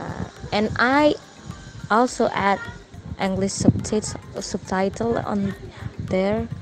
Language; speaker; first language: English; non-native, learner; Indonesian